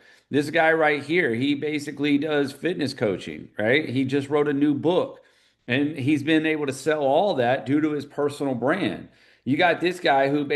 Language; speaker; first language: English; native; English